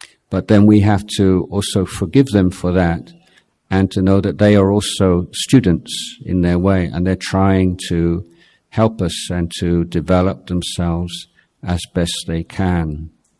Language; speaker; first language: English; native; English